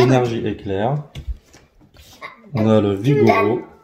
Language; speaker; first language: French; native; French